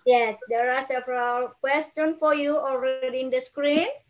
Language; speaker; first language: English; non-native, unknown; Indonesian